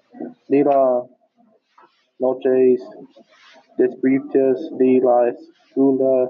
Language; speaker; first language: Spanish; non-native, learner; English